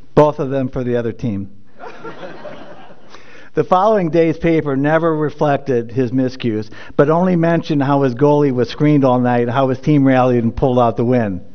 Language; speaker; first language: English; native; English